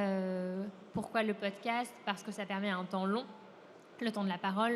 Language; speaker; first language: French; native; French